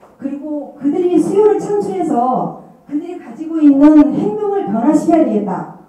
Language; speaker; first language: Korean; native; Korean